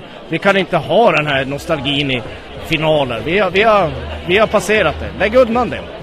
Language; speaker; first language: Swedish; native; Swedish